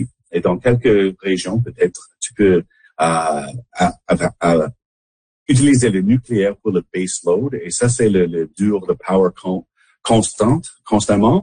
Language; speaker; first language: French; non-native, local second language; English